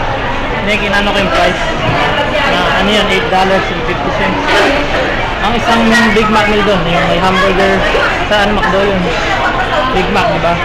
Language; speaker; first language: Filipino; early bilingual, heritage; Filipino